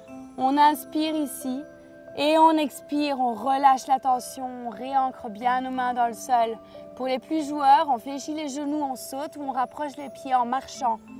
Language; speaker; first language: French; native; French